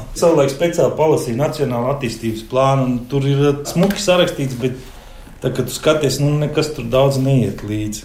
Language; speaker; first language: Latvian; native; Latvian